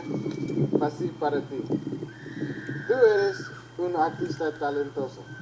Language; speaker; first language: Spanish; non-native, learner; English